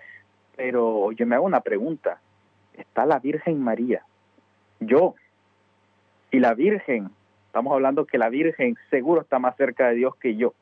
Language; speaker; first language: Spanish; native; Spanish